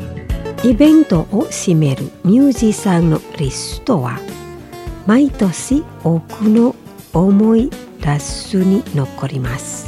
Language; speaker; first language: Japanese; non-native, fluent; Indonesian